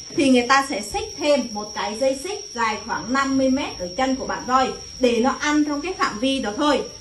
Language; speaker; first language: Vietnamese; non-native, local second language; Mon